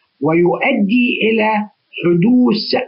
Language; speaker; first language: Arabic; native; Arabic